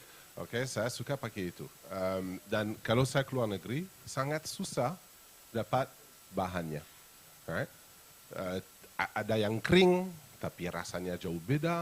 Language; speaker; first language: Indonesian; non-native, fluent; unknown